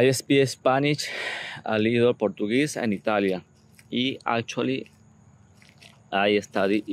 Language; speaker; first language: English; non-native, learner; Spanish